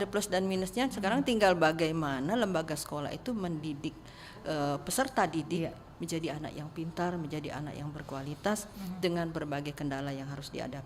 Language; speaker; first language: Indonesian; native; Indonesian